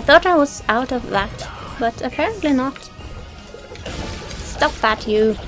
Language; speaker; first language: English; non-native, fluent; Norwegian